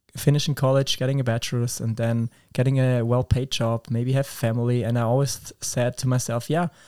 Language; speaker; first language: English; non-native, fluent; Swiss German